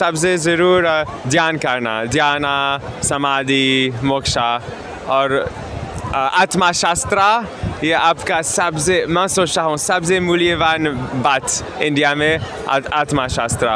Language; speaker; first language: Hindi; non-native, learner; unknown